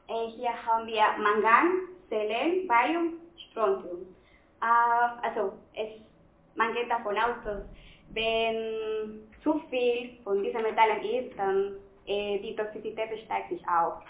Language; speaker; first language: German; non-native, fluent; Spanish